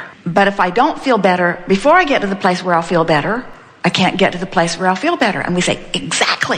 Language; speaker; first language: English; native; English